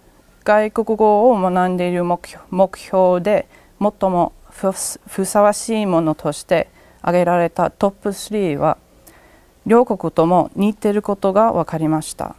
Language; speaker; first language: Japanese; non-native, learner; English